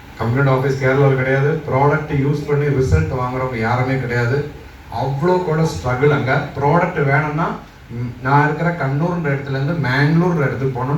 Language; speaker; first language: Tamil; non-native, local second language; Malayalam